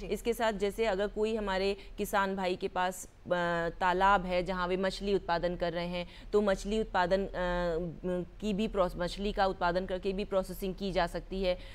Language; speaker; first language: Hindi; native; Hindi